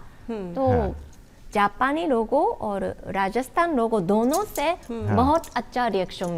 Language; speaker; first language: Hindi; non-native, learner; Japanese